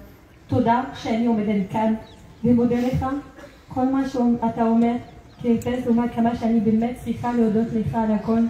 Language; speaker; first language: Hebrew; non-native, fluent; French